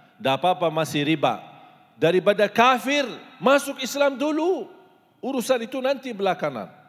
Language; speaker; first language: Malay; non-native, fluent; Arabic